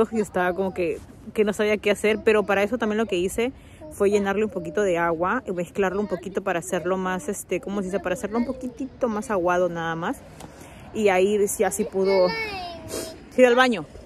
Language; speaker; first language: Spanish; native; Spanish